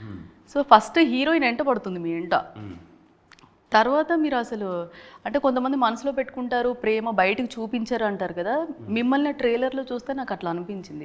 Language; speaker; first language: Telugu; native; Telugu